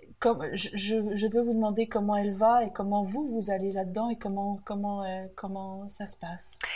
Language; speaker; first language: French; native; French